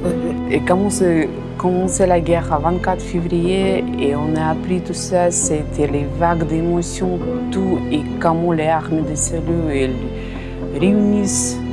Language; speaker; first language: French; non-native, fluent; Ukrainian